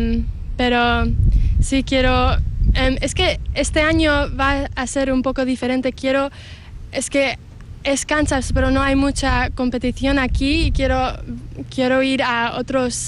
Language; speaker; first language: Spanish; early bilingual, heritage; Spanish